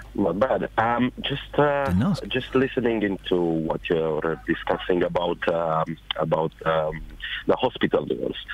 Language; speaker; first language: English; non-native, fluent; Romanian